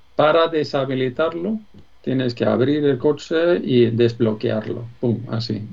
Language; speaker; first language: Spanish; non-native, fluent; Swedish